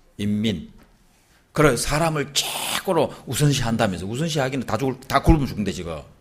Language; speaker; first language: Korean; native; Korean